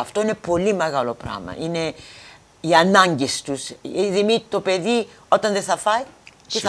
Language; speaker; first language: Greek; early bilingual, heritage; Greek